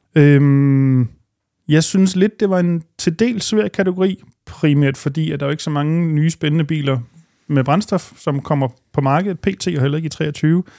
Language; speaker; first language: Danish; native; Danish